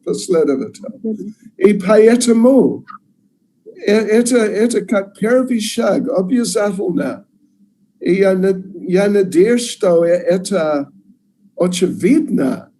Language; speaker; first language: Russian; non-native, learner; English